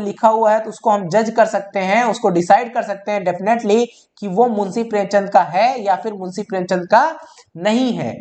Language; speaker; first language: Hindi; native; Hindi